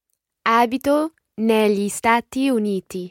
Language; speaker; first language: Italian; non-native, learner; English